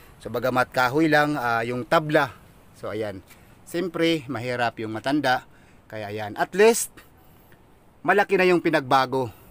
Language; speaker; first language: Filipino; non-native, local second language; Waray